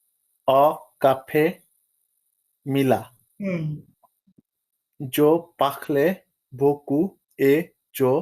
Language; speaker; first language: French; non-native, learner; Bangla